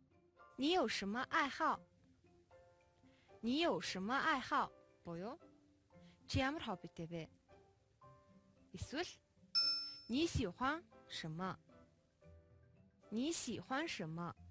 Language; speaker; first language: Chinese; non-native, fluent; Mongolian